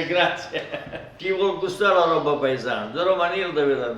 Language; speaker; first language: Italian; native; Italian